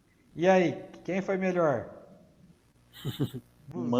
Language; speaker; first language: Portuguese; native; Portuguese